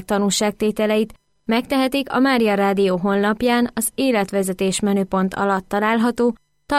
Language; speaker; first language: Hungarian; native; Hungarian